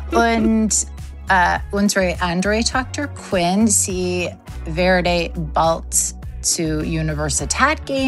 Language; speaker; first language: German; non-native, learner; English